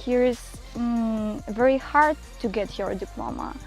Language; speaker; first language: English; non-native, learner; Ukrainian